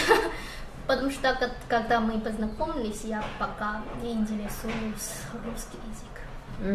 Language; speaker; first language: Russian; non-native, fluent; Chinese